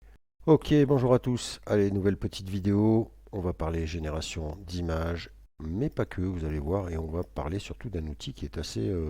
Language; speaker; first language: French; native; French